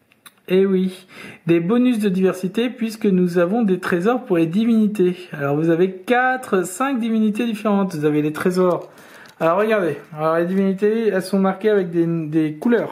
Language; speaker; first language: French; native; French